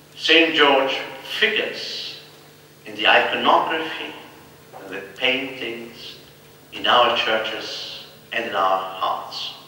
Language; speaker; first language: English; non-native, fluent; Maltese